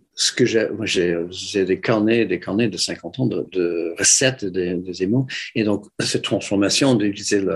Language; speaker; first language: French; non-native, fluent; English